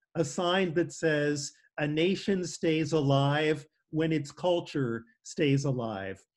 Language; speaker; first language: English; native; English